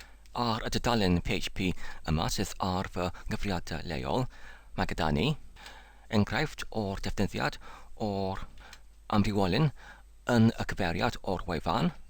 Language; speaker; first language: Welsh; non-native, learner; English